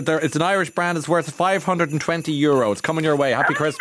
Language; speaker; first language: English; native; English